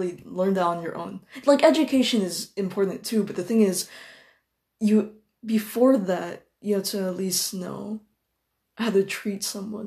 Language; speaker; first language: English; non-native, local second language; Filipino